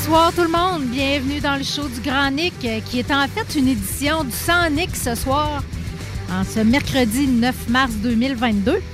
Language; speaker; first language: French; native; French